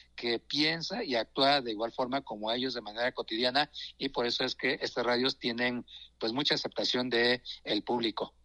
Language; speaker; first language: Spanish; non-native, local second language; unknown